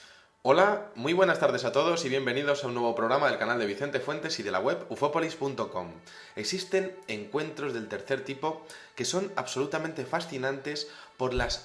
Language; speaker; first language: Spanish; native; Spanish